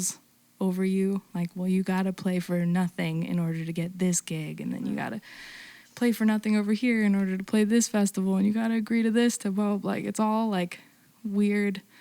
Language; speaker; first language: English; native; English